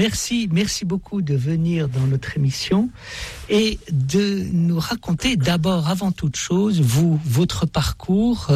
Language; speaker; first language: French; native; French